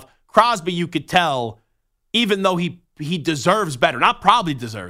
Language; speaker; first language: English; native; English